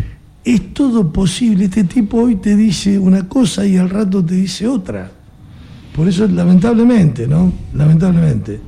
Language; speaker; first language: Spanish; native; Spanish